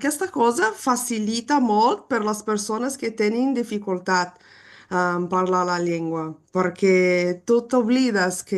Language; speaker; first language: Catalan; non-native, fluent; Portuguese